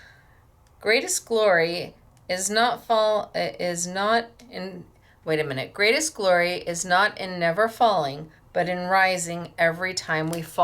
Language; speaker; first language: English; native; English